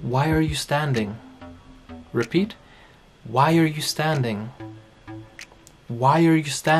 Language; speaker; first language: English; non-native, fluent; Portuguese